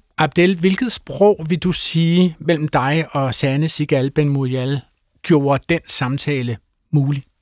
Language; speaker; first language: Danish; native; Danish